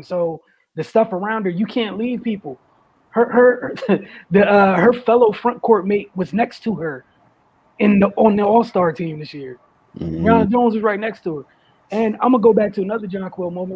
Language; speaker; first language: English; native; English